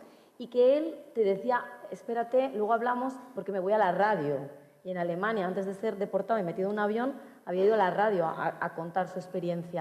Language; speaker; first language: Spanish; native; Spanish